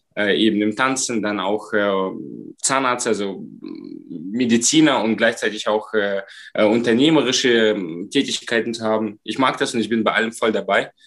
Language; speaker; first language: German; non-native, fluent; Romanian